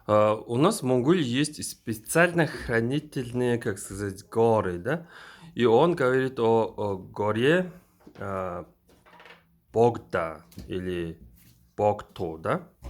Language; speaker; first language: Russian; non-native, fluent; Mongolian